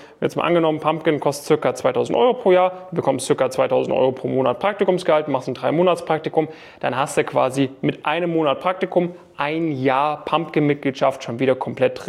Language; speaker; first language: German; native; German